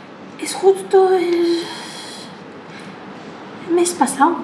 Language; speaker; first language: Spanish; non-native, learner; Chinese